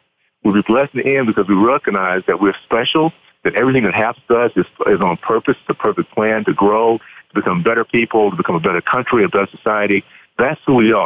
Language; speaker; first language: English; native; English